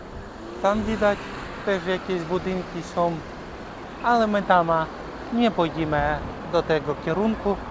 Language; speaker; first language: Polish; non-native, learner; Ukrainian